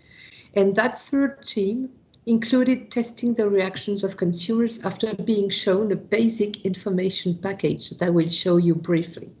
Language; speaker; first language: English; non-native, fluent; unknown